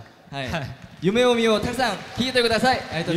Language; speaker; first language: Japanese; non-native, learner; Korean